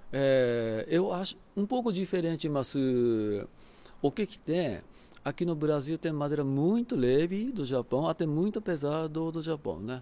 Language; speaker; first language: Portuguese; non-native, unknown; Japanese